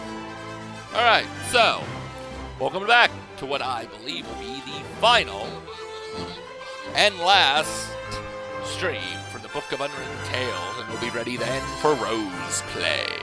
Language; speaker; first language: English; native; English